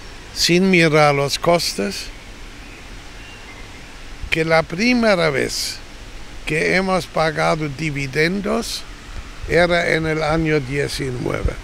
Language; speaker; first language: Spanish; non-native, fluent; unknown